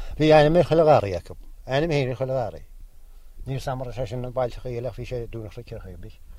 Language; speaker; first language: Irish; native; Irish